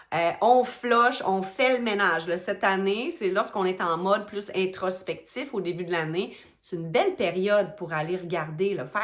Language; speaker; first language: French; native; French